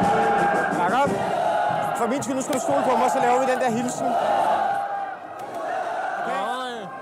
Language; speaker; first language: Danish; native; Danish